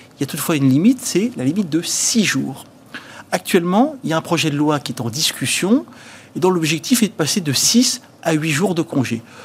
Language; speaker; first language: French; native; French